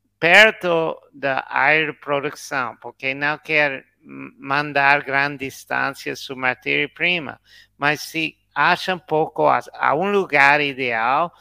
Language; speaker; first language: Portuguese; non-native, learner; English